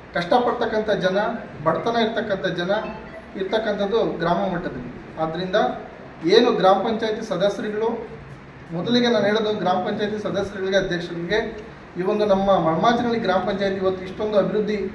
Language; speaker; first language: Kannada; native; Kannada